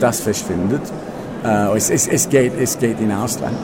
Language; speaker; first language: German; non-native, fluent; English